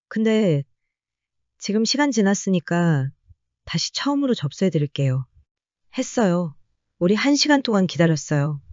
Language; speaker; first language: Korean; non-native, learner; Vietnamese